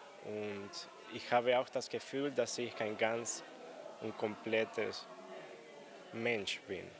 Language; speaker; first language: German; non-native, fluent; Spanish